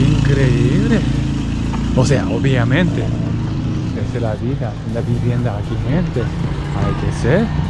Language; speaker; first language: Spanish; non-native, learner; Japanese